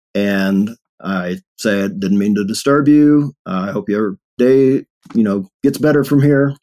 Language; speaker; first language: English; native; English